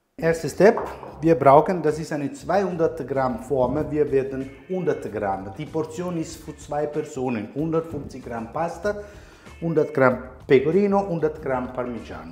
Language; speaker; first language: German; non-native, fluent; Italian